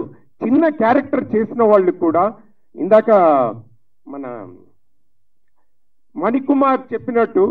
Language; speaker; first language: Telugu; native; Telugu